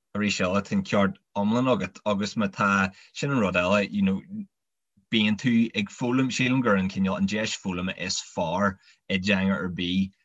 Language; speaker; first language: Irish; non-native, local second language; English